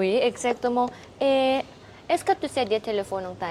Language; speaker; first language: French; non-native, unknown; Thai